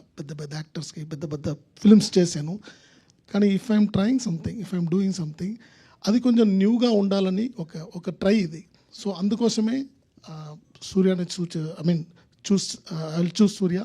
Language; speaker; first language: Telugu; non-native, local second language; Tamil